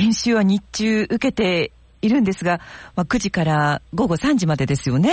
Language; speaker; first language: Japanese; native; Japanese